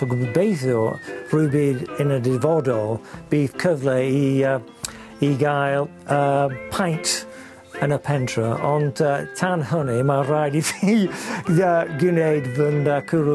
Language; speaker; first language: Welsh; non-native, learner; English